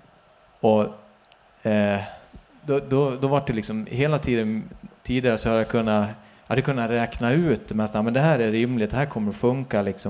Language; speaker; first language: Swedish; native; Swedish